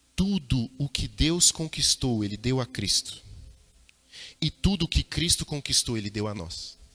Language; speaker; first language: Portuguese; native; Portuguese